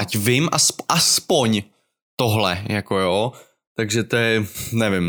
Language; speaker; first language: Czech; native; Czech